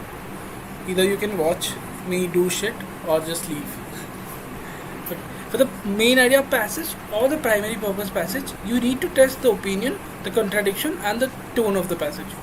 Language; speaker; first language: English; non-native, local second language; Hindi